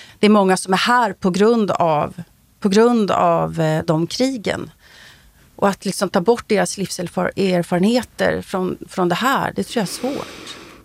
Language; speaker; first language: Swedish; native; Swedish